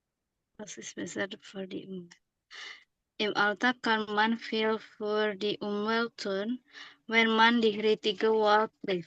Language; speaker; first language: German; non-native, learner; Indonesian